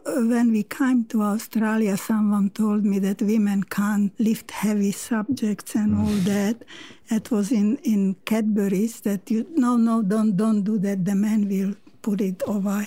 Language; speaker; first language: English; non-native, fluent; Slovak